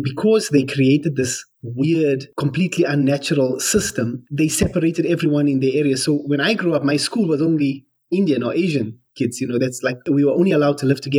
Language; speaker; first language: English; native; English